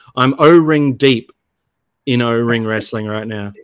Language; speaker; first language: English; native; English